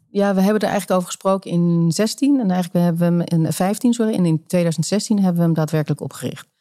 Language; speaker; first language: Dutch; native; Dutch